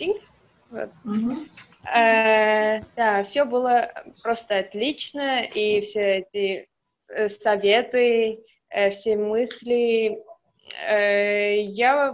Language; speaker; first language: Russian; non-native, fluent; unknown